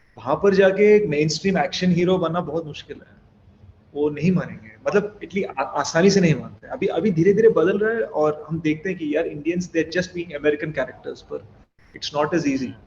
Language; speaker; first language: Hindi; non-native, fluent; Telugu